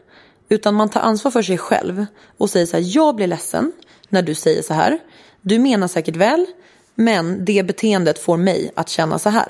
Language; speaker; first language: Swedish; native; Swedish